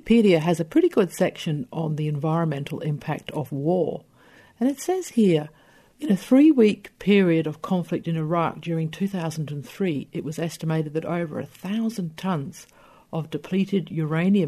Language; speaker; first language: English; native; English